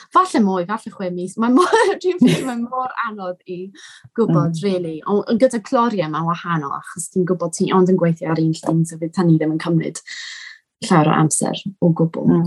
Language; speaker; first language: Welsh; non-native, local second language; English